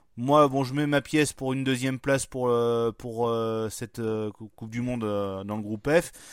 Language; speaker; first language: French; native; French